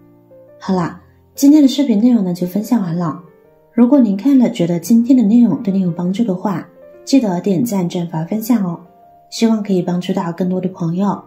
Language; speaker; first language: Chinese; native; Chinese